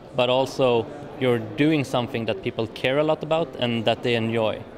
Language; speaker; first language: English; non-native, fluent; Swedish